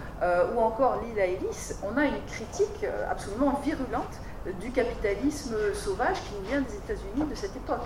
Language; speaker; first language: French; native; French